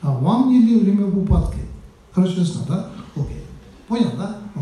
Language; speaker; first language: Russian; non-native, learner; Tibetan